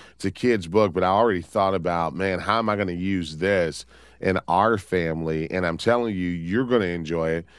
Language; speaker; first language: English; native; English